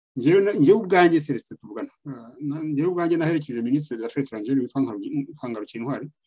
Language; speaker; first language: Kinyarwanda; native; Kinyarwanda